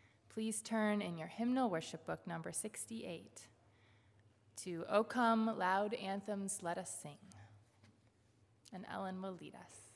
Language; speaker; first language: English; native; English